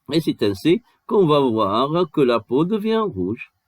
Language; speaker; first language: French; non-native, local second language; Arabic